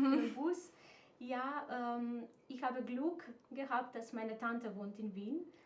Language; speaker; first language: German; non-native, fluent; Macedonian